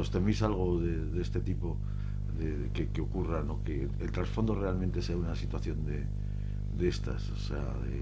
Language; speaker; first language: Spanish; native; Spanish